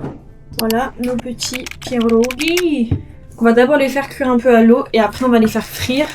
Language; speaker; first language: French; native; French